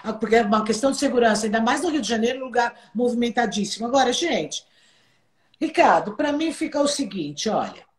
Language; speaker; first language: Portuguese; native; Portuguese